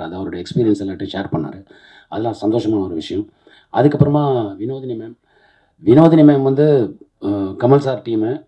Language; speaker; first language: Tamil; native; Tamil